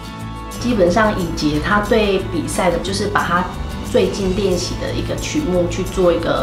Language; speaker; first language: Chinese; native; Chinese